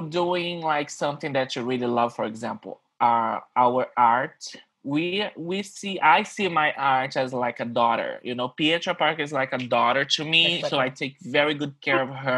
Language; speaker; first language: English; non-native, fluent; Portuguese